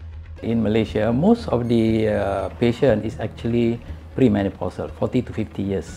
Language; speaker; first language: English; non-native, local second language; Malay